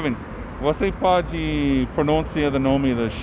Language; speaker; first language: Portuguese; non-native, learner; English